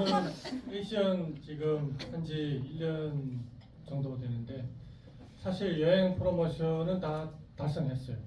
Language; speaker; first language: Korean; non-native, fluent; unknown